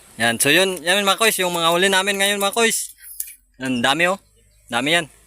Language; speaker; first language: Filipino; non-native, local second language; Aklanon